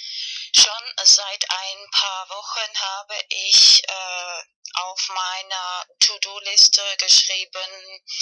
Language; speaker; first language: German; non-native, learner; Spanish